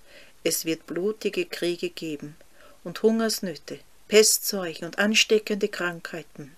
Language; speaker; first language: German; native; German